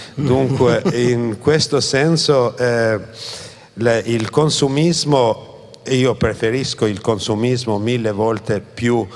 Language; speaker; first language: Italian; non-native, fluent; Albanian